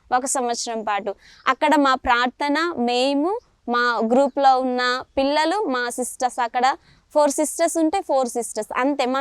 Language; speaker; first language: Telugu; native; Telugu